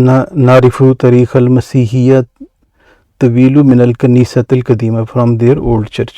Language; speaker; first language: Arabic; non-native, fluent; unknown